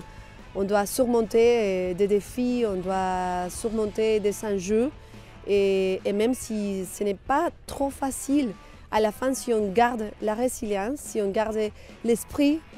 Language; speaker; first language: French; non-native, fluent; Spanish